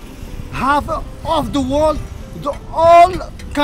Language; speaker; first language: English; non-native, learner; Arabic